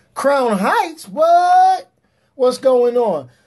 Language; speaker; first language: English; native; English